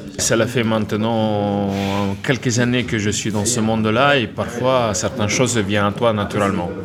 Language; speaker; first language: French; non-native, fluent; Italian